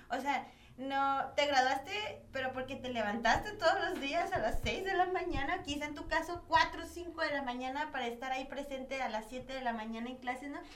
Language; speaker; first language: Spanish; native; Spanish